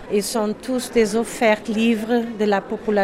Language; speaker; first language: French; non-native, learner; German